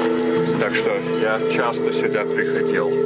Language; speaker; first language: Russian; early bilingual, heritage; Russian